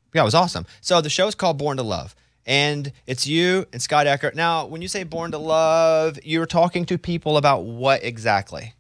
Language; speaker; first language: English; native; English